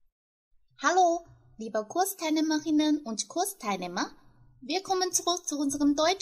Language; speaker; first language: German; non-native, fluent; Chinese